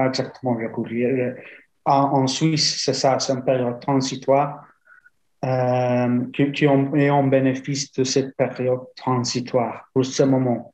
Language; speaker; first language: French; non-native, fluent; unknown